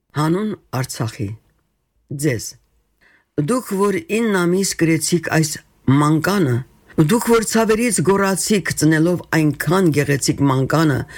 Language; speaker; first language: Armenian; native; Armenian